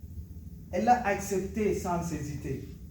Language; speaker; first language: French; non-native, learner; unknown